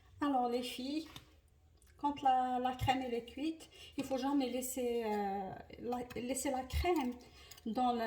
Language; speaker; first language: French; non-native, local second language; Arabic